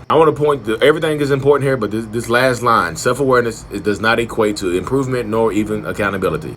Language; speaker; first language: English; native; English